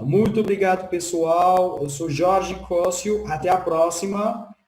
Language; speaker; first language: Portuguese; non-native, fluent; Spanish